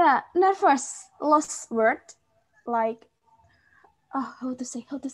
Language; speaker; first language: English; non-native, fluent; Indonesian